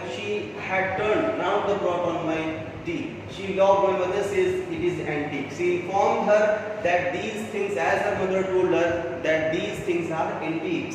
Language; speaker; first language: English; non-native, local second language; Hindi